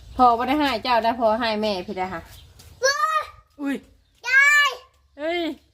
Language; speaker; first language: Thai; native; Thai